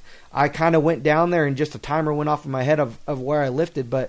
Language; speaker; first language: English; native; English